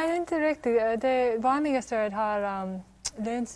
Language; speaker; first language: Swedish; non-native, fluent; English